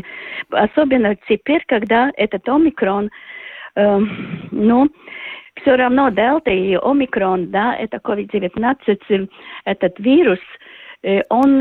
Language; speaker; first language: Russian; non-native, local second language; Latvian